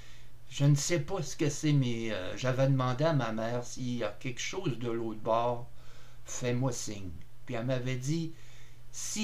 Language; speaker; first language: French; native; French